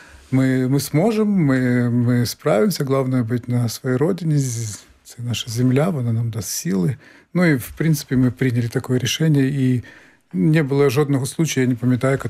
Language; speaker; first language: Ukrainian; non-native, fluent; Crimean Tatar